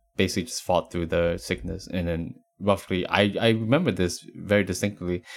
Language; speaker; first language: English; native; English